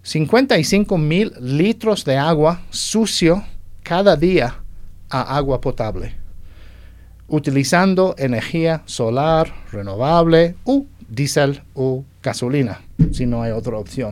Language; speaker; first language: Spanish; non-native, fluent; English